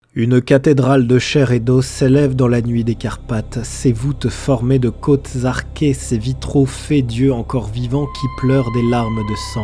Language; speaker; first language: French; native; French